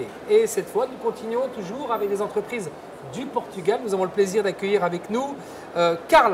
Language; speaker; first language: French; native; French